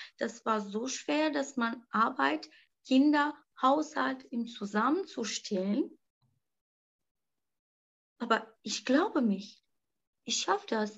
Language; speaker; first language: German; non-native, learner; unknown